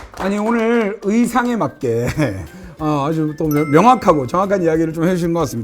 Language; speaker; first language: Korean; native; Korean